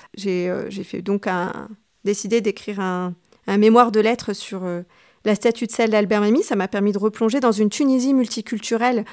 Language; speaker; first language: French; native; French